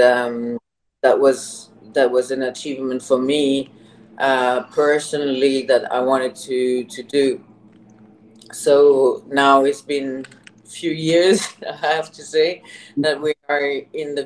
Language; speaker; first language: English; non-native, fluent; French